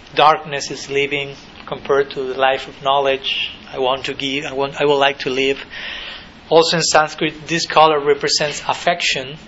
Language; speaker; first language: English; non-native, fluent; Spanish